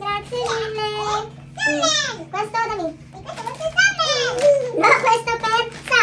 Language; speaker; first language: Italian; non-native, fluent; Filipino